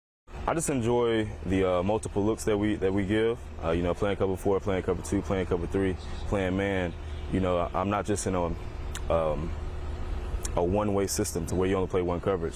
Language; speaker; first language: English; native; English